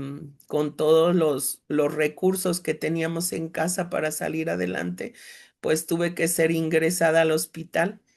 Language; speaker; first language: Spanish; native; Spanish